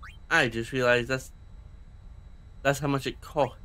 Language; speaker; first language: English; native; English